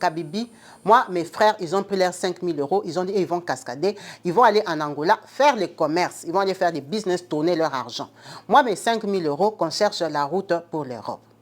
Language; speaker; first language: French; non-native, local second language; Lingala